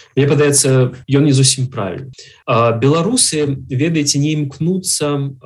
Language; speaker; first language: Belarusian; native; Belarusian